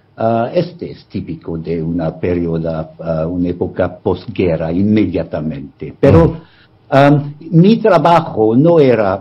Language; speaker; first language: Spanish; non-native, fluent; English